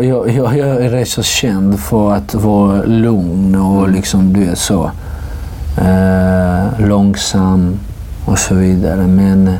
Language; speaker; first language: Swedish; non-native, fluent; Georgian